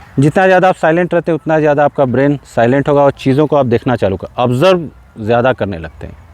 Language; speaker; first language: Hindi; native; Hindi